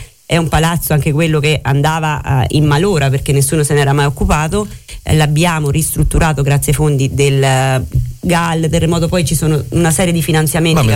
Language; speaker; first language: Italian; native; Italian